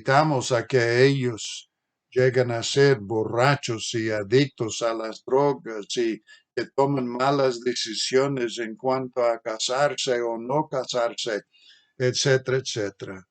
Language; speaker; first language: Spanish; non-native, fluent; English